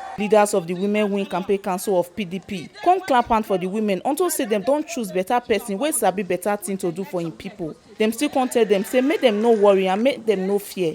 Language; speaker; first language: Nigerian Pidgin; native; Nigerian Pidgin